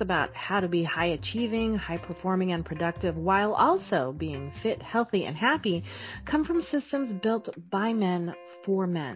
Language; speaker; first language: English; native; English